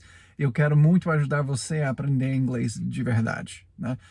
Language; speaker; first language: Portuguese; non-native, fluent; English